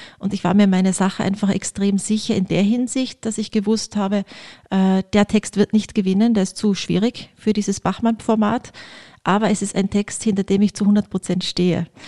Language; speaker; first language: German; early bilingual, other home language; Polish